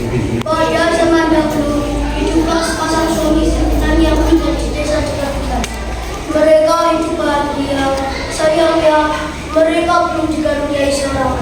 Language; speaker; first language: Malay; non-native, local second language; Javanese